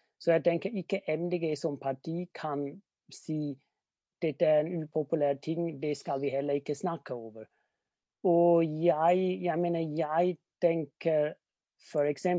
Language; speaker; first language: Norwegian; non-native, fluent; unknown